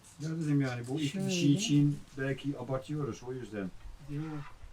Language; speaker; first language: Turkish; non-native, fluent; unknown